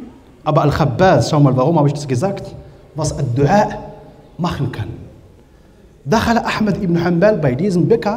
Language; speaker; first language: German; non-native, learner; Arabic